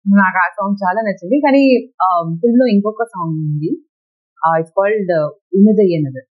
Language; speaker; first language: Telugu; non-native, learner; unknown